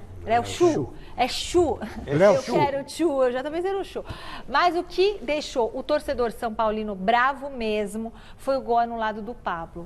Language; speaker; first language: Portuguese; native; Portuguese